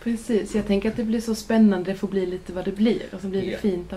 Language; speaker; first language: Swedish; native; Swedish